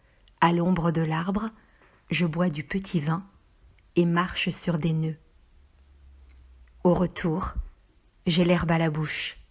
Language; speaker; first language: French; native; French